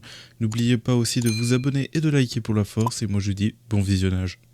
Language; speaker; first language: French; native; French